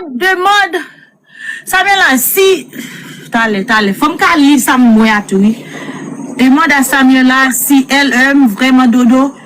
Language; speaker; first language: French; non-native, learner; Haitian Creole